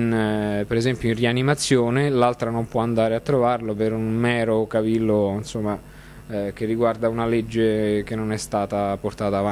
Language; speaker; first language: Italian; native; Italian